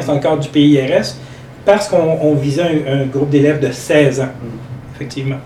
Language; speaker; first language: French; native; French